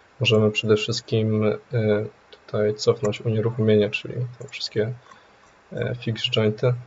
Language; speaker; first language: Polish; native; Polish